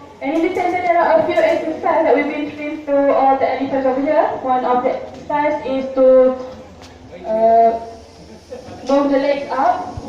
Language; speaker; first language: English; non-native, local second language; Malay